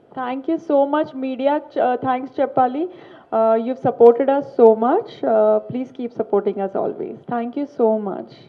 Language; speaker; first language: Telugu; non-native, learner; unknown